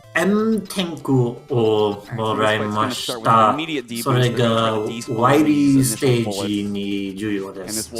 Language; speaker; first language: Japanese; non-native, learner; English